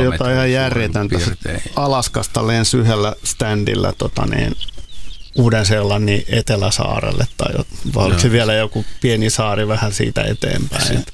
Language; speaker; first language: Finnish; native; Finnish